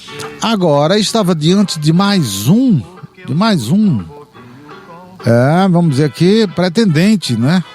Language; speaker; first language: Portuguese; native; Portuguese